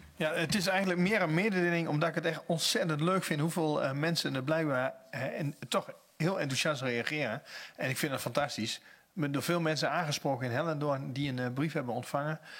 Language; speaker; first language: Dutch; native; Dutch